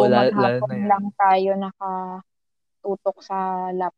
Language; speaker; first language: English; non-native, local second language; Filipino